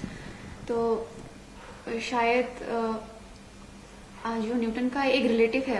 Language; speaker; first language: Hindi; non-native, local second language; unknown